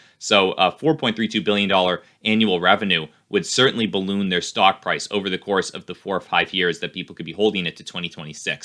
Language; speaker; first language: English; native; English